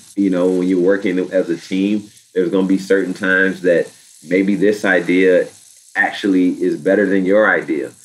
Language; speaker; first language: English; native; English